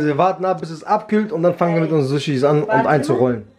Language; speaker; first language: German; early bilingual, other home language; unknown